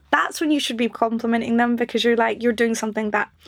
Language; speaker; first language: English; native; English